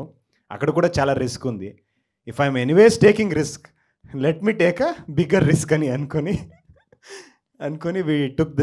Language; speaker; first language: Telugu; non-native, learner; Kannada